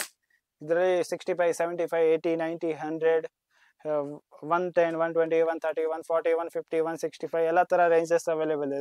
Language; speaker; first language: Kannada; non-native, local second language; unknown